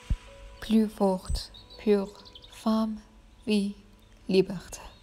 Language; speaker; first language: French; non-native, learner; Persian